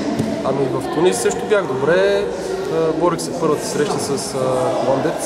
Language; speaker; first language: Bulgarian; native; Bulgarian